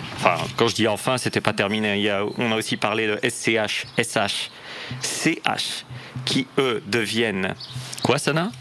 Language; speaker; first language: French; native; French